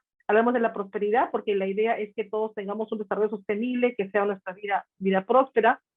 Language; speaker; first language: Spanish; native; Spanish